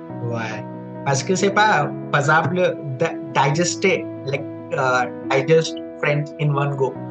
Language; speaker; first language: French; non-native, fluent; Punjabi